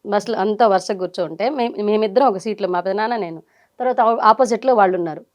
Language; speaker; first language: Telugu; native; Telugu